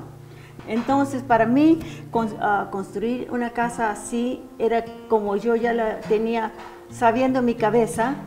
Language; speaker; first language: Spanish; non-native, fluent; English